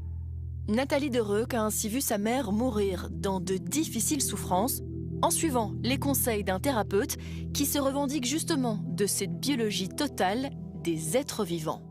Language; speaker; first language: French; native; French